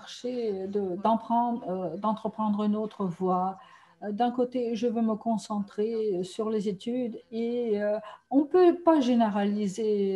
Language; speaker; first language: French; non-native, fluent; German